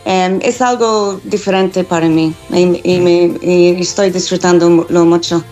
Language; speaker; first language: Spanish; non-native, learner; English